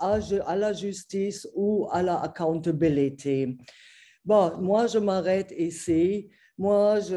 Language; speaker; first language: French; non-native, fluent; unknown